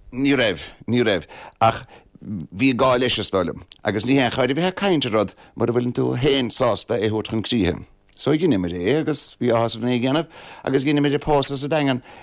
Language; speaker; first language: Irish; native; Irish